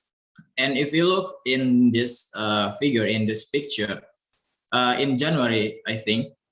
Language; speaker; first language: English; non-native, learner; Indonesian